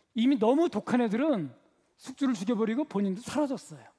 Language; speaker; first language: Korean; native; Korean